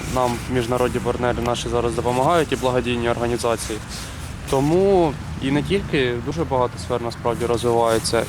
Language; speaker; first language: Ukrainian; native; Ukrainian